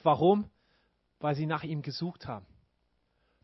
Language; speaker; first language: German; non-native, fluent; English